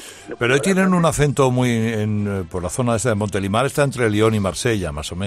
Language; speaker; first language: Spanish; native; Spanish